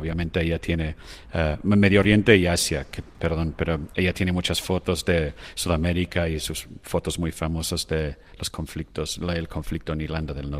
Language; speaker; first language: Spanish; non-native, fluent; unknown